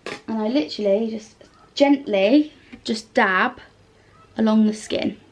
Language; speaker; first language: English; native; English